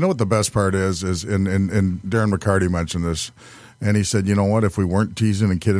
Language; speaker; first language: English; native; English